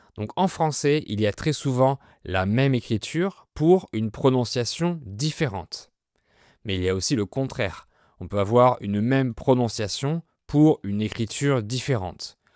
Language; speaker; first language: French; native; French